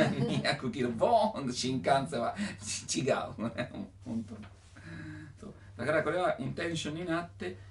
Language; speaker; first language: Japanese; non-native, learner; Italian